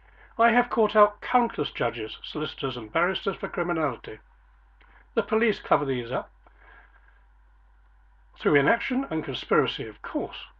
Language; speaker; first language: English; native; English